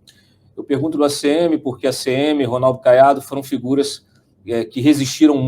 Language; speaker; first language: Portuguese; native; Portuguese